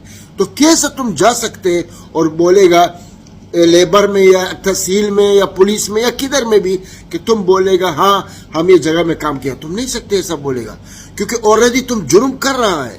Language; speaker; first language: Hindi; non-native, learner; Arabic